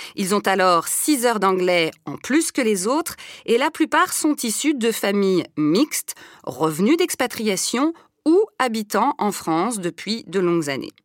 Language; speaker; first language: French; native; French